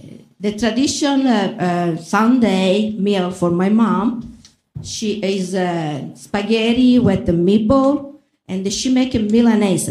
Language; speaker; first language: English; non-native, learner; Italian